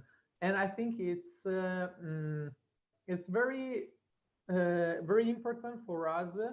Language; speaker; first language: English; non-native, fluent; Italian